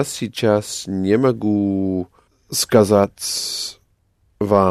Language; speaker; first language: Russian; non-native, learner; English